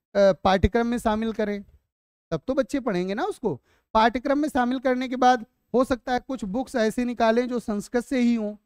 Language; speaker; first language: Hindi; native; Hindi